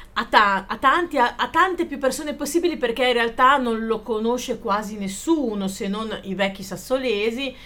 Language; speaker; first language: Italian; native; Italian